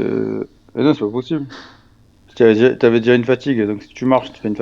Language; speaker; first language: French; native; French